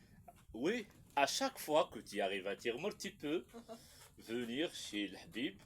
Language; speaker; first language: French; non-native, local second language; Arabic